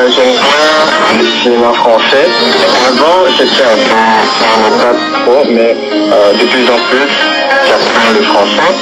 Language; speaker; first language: French; non-native, learner; Korean